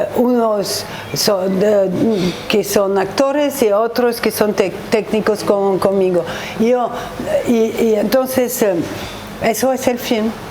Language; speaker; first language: Spanish; non-native, learner; French